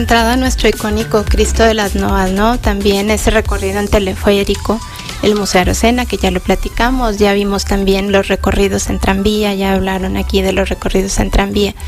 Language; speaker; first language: Spanish; native; Spanish